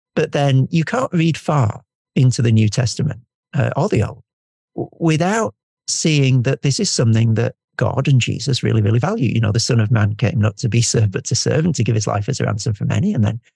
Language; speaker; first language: English; native; English